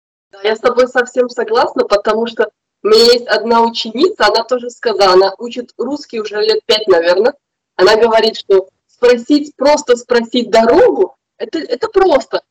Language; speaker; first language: Russian; native; Russian